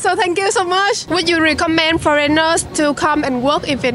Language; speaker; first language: English; non-native, learner; Vietnamese